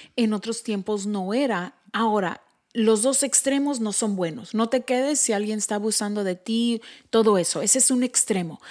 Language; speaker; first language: Spanish; early bilingual, heritage; Spanish